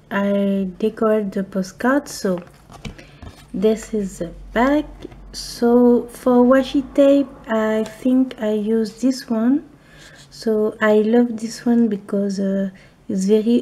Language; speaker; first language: English; non-native, learner; French